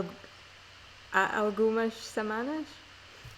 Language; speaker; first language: Portuguese; non-native, learner; English